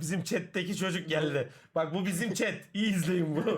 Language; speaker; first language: Turkish; native; Turkish